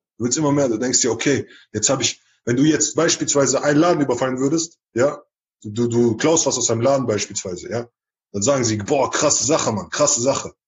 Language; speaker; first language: German; early bilingual, other home language; Chechen